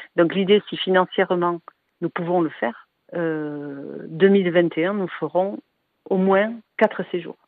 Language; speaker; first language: French; native; French